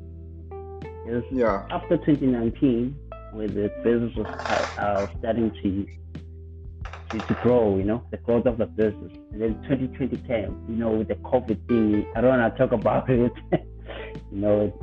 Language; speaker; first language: English; non-native, local second language; Zulu